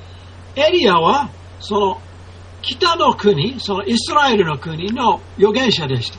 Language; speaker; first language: Japanese; non-native, fluent; English